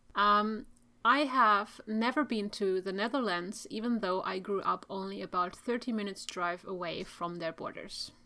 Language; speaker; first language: English; non-native, fluent; Czech